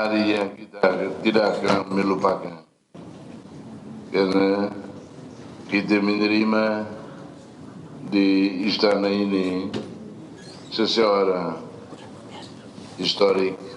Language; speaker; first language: Indonesian; non-native, local second language; Tetum